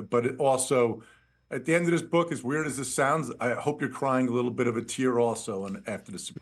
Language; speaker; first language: English; native; English